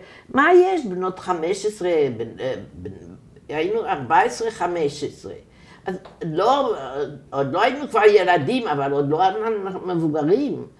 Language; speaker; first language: Hebrew; non-native, fluent; German